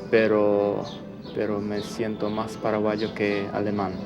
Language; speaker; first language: Spanish; early bilingual, heritage; Plautdietsch